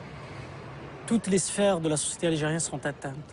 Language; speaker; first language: French; non-native, local second language; Kabyle